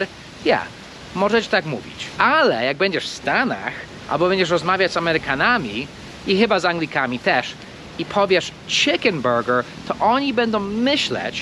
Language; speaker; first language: Polish; non-native, fluent; English